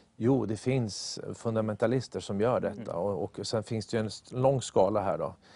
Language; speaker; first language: Swedish; native; Swedish